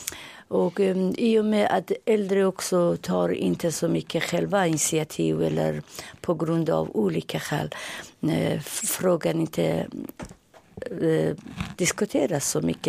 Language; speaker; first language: Swedish; non-native, fluent; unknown